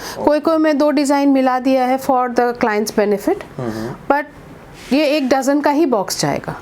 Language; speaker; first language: Hindi; native; Hindi